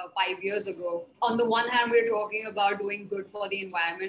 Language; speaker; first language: English; non-native, local second language; Hindi